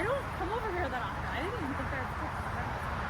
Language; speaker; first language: English; native; English